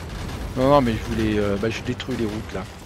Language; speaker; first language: French; native; French